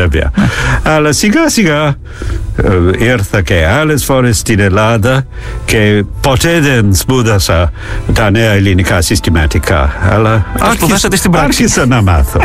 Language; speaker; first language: Greek; non-native, fluent; English